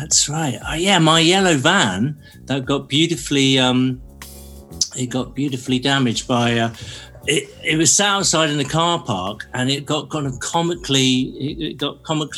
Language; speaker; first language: English; native; English